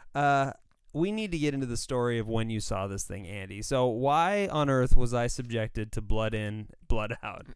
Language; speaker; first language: English; early bilingual, other home language; Spanish